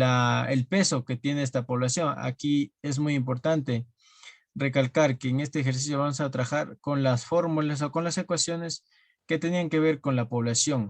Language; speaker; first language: Spanish; native; Spanish